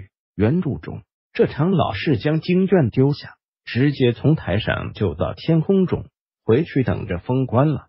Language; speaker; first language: Chinese; native; Chinese